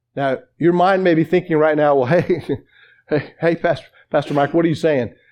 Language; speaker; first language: English; native; English